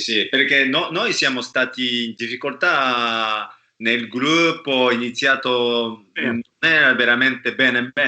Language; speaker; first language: Italian; non-native, learner; Japanese